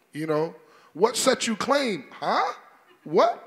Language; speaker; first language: English; native; English